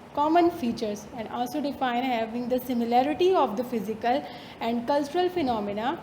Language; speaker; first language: English; non-native, local second language; Urdu